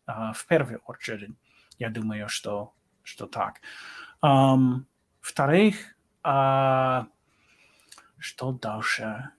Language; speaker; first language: Russian; non-native, learner; English